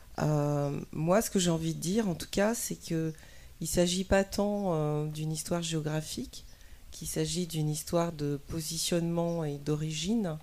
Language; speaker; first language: French; native; French